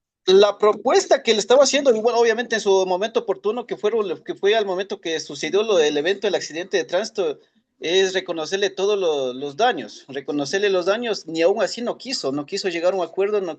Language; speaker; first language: Spanish; native; Spanish